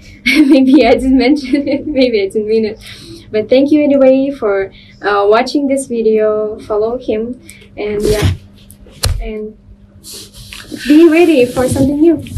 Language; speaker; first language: English; non-native, learner; Russian